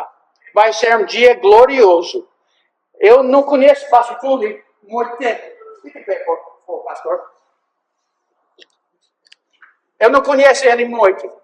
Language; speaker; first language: Portuguese; non-native, fluent; English